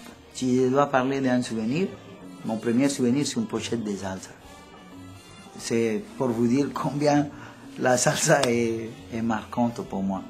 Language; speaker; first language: French; non-native, fluent; Spanish